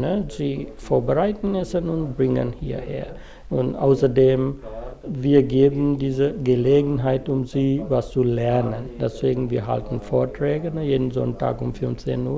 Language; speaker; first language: German; non-native, fluent; Sinhala